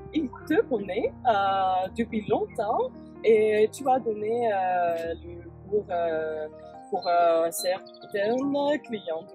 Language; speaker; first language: French; non-native, fluent; English